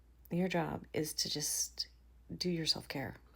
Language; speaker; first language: English; native; English